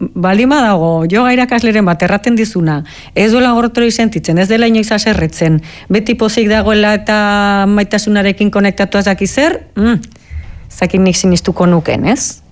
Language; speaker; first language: Basque; non-native, local second language; Spanish